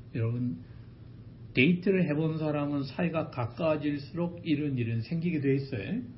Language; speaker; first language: Korean; native; Korean